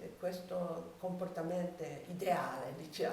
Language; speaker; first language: Italian; non-native, learner; Japanese